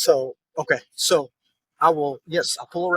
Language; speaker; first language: English; native; English